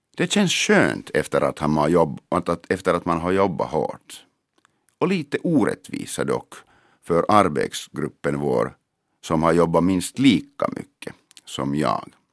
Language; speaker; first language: Swedish; non-native, local second language; Finnish